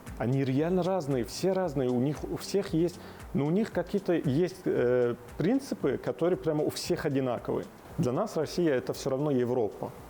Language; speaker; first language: Russian; non-native, fluent; Arabic